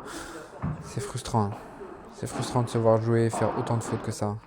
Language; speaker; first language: French; native; French